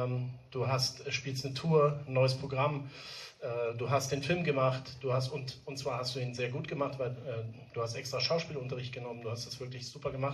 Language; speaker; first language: German; native; German